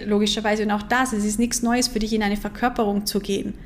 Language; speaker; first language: German; native; German